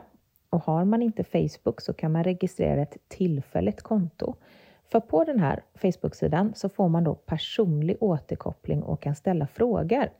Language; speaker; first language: Swedish; native; Swedish